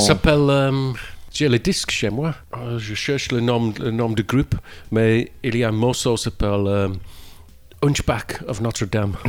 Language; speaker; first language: French; non-native, learner; English